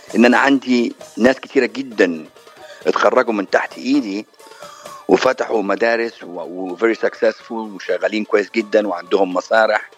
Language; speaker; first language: Arabic; native; Arabic